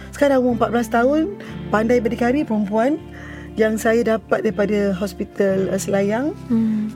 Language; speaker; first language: Malay; native; Malay